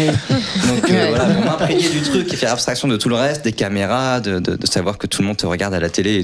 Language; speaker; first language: French; native; French